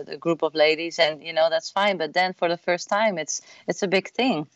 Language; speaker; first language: English; non-native, fluent; Dutch